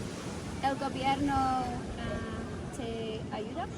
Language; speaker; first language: Spanish; non-native, learner; English